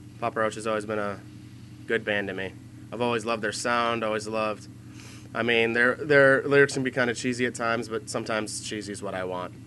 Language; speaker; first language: English; native; English